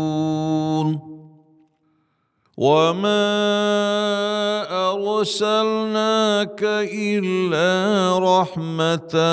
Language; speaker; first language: Arabic; non-native, fluent; Indonesian